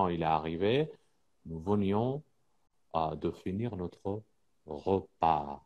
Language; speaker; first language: French; non-native, fluent; Persian